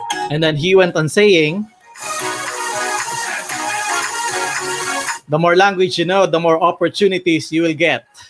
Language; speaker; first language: English; non-native, local second language; Filipino